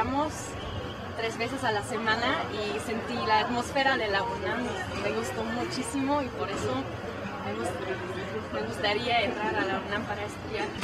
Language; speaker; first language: Spanish; non-native, fluent; German